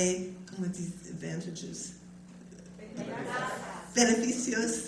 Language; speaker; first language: Spanish; non-native, learner; English